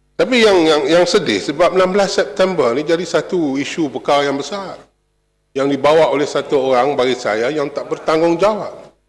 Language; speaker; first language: Malay; non-native, local second language; Chinese